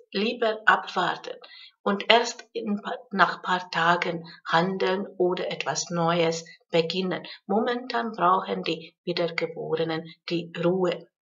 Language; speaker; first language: German; non-native, fluent; Hungarian